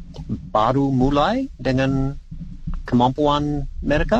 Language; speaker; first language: Indonesian; non-native, learner; English